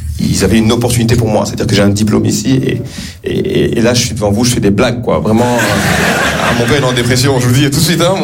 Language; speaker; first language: French; early bilingual, other home language; Kinyarwanda